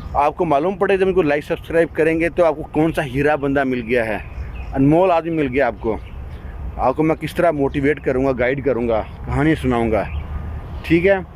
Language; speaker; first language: Urdu; non-native, local second language; Punjabi